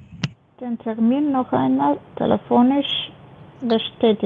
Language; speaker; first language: German; non-native, learner; Macedonian